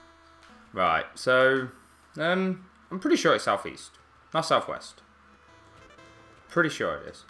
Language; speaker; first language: English; native; English